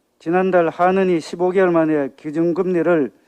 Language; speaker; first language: Korean; native; Korean